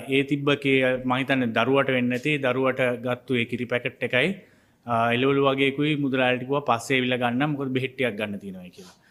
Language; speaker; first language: Sinhala; native; Sinhala